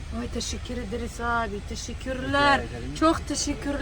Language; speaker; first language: Turkish; non-native, learner; Russian